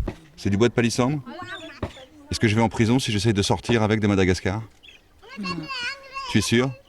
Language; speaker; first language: French; native; French